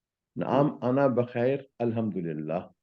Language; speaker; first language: Arabic; non-native, learner; Urdu